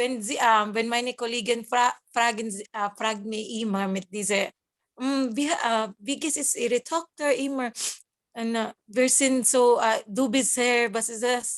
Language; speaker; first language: German; non-native, learner; Cebuano